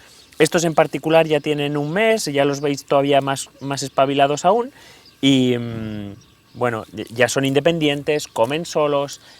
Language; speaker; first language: Spanish; native; Spanish